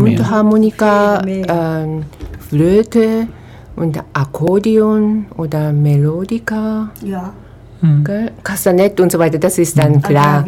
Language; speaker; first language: German; non-native, fluent; Japanese